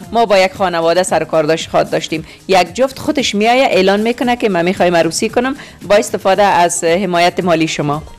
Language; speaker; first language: Persian; non-native, local second language; Uzbek